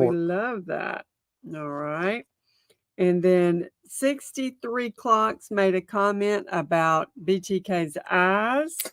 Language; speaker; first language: English; native; English